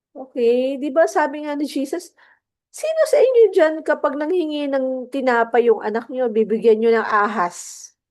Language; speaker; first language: Filipino; non-native, local second language; Cebuano